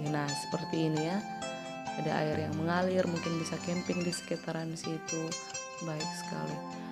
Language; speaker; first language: Indonesian; native; Indonesian